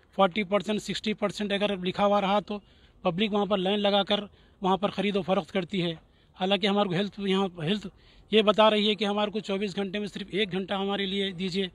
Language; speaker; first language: Hindi; non-native, local second language; Urdu